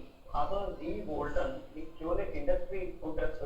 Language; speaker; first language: German; non-native, learner; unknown